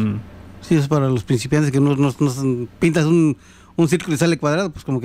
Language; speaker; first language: Spanish; native; Spanish